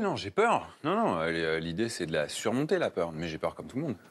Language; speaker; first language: French; native; French